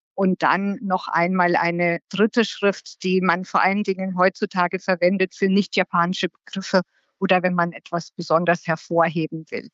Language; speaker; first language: German; native; German